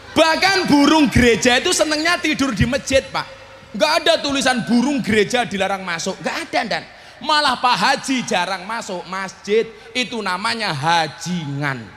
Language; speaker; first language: Indonesian; non-native, local second language; Javanese